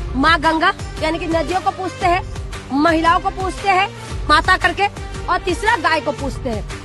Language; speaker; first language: Hindi; non-native, local second language; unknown